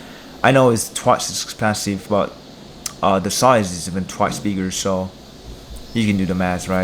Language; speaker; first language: English; non-native, learner; Korean